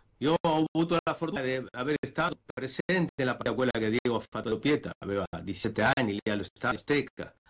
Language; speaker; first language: Italian; non-native, fluent; Spanish